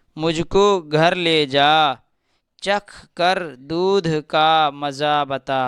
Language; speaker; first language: Hindi; native; Hindi